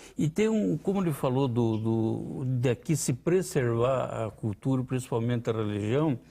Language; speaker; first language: Portuguese; early bilingual, other home language; Ukrainian